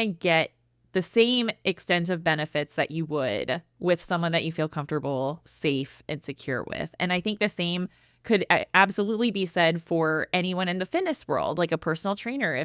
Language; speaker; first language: English; native; English